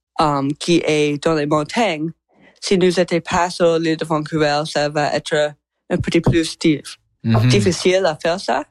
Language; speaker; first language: French; non-native, local second language; English